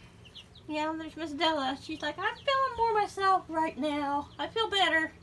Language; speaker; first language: English; native; English